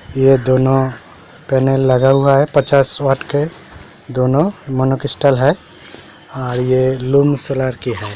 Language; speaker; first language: Hindi; non-native, local second language; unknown